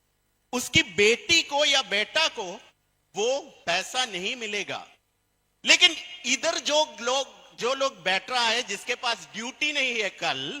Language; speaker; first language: Hindi; non-native, fluent; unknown